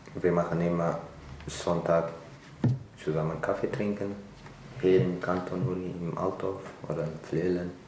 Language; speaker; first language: German; non-native, fluent; Tigrinya